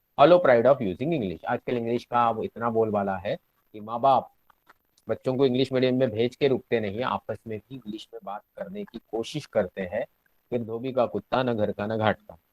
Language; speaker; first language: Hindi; non-native, local second language; Marathi